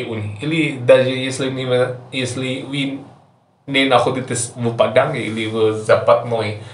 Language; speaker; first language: Russian; non-native, learner; Javanese